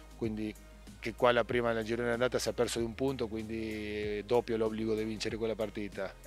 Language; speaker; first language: Italian; non-native, fluent; Spanish